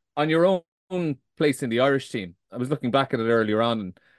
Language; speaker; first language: English; native; English